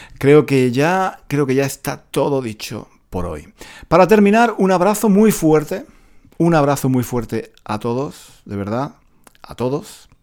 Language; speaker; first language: Spanish; native; Spanish